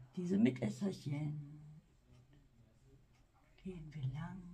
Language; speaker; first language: German; non-native, fluent; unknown